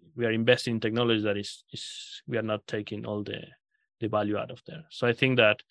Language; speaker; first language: English; non-native, fluent; Spanish